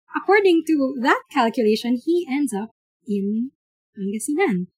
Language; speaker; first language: English; non-native, local second language; Filipino